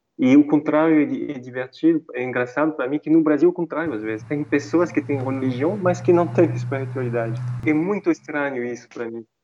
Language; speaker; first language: Portuguese; non-native, fluent; French